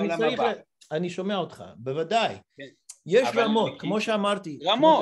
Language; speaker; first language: Hebrew; non-native, fluent; English